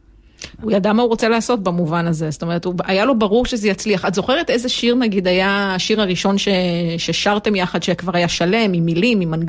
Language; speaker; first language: Hebrew; native; Hebrew